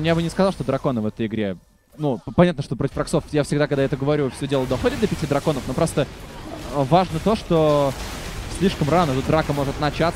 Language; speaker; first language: Russian; native; Russian